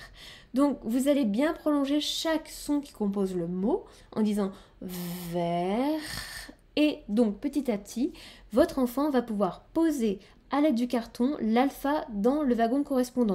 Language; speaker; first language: French; native; French